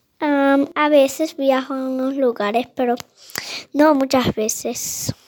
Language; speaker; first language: Spanish; early bilingual, heritage; Spanish